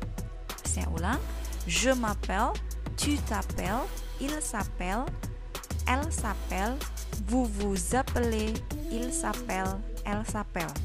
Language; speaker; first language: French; non-native, learner; Indonesian